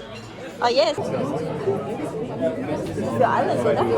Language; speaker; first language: German; non-native, learner; Korean